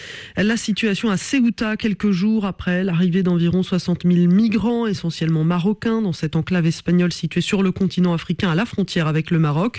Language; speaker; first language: French; native; French